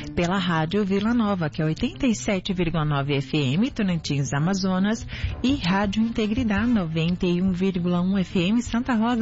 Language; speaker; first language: Portuguese; native; Portuguese